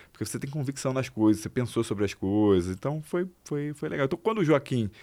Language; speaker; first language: Portuguese; native; Portuguese